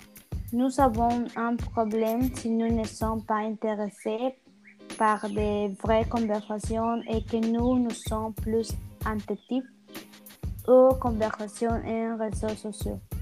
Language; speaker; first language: French; non-native, learner; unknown